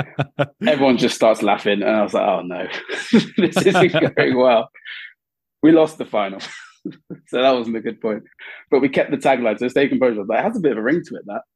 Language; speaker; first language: English; native; English